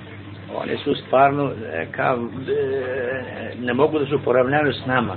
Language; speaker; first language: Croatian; early bilingual, heritage; Serbian